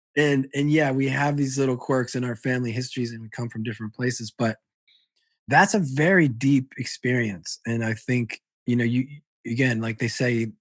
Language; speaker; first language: English; early bilingual, other home language; Italian